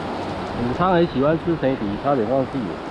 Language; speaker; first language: Chinese; native; Chinese